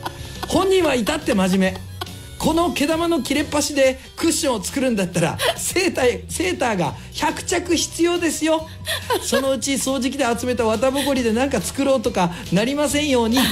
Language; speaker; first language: Japanese; native; Japanese